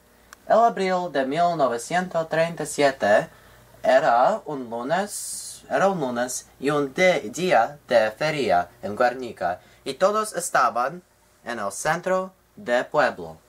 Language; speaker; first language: Spanish; non-native, learner; English